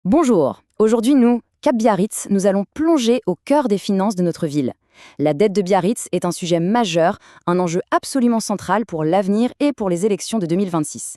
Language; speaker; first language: French; native; French